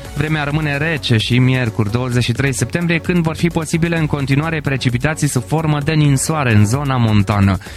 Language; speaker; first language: Romanian; native; Romanian